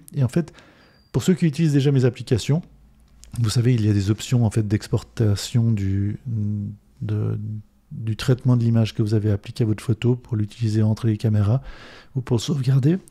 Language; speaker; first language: French; native; French